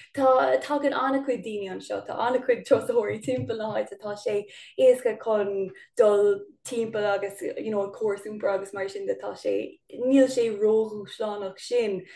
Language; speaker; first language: Irish; non-native, local second language; English